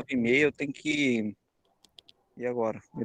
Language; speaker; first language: Portuguese; native; Portuguese